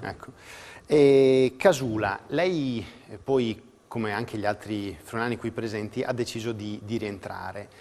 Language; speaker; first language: Italian; native; Italian